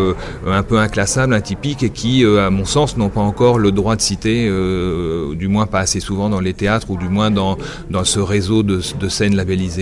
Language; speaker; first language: French; native; French